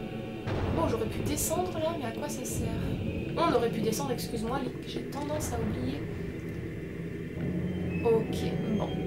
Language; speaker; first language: French; native; French